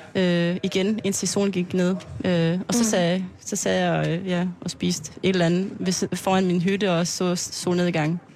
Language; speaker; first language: Danish; non-native, fluent; French